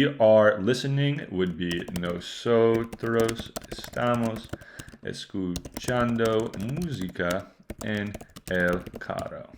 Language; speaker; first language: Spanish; non-native, fluent; English